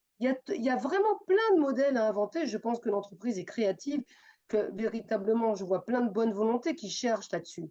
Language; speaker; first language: French; native; French